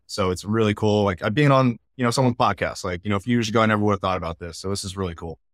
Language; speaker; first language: English; native; English